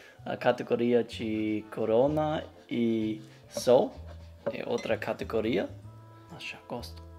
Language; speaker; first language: Portuguese; non-native, learner; German